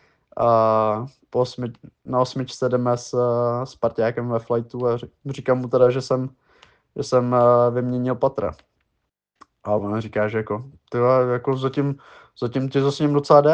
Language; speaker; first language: Czech; native; Czech